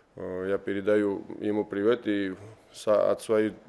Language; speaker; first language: Russian; non-native, local second language; Georgian